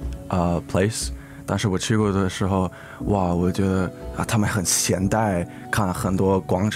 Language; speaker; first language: Chinese; early bilingual, heritage; English